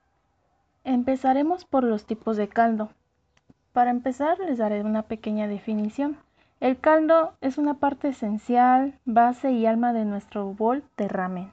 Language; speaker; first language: Spanish; native; Spanish